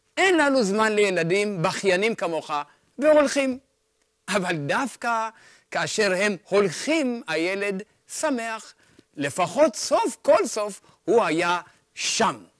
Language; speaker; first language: Hebrew; early bilingual, other home language; Amharic